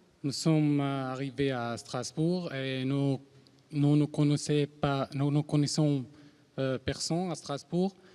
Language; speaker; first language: French; non-native, learner; Arabic